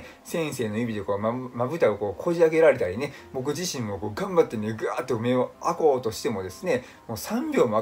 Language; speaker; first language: Japanese; native; Japanese